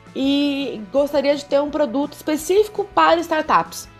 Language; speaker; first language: Portuguese; native; Portuguese